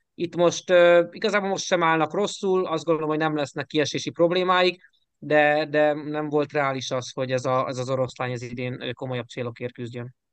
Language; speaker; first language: Hungarian; native; Hungarian